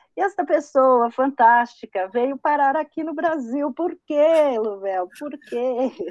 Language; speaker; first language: Portuguese; native; Portuguese